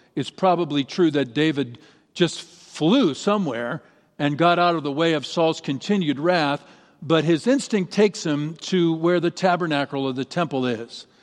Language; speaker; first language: English; native; English